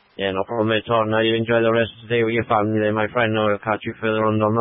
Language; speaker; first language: English; native; English